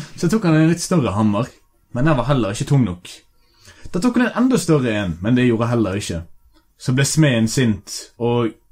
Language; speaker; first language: Norwegian; native; Norwegian